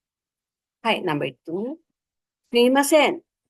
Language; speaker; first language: Japanese; non-native, fluent; Filipino